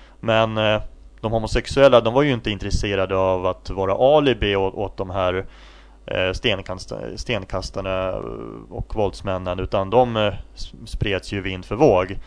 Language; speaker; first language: Swedish; native; Swedish